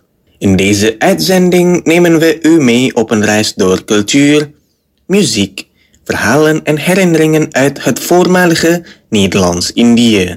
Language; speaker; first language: Dutch; non-native, fluent; Indonesian